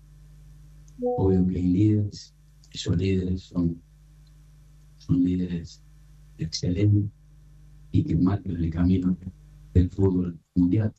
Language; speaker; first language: Spanish; native; Spanish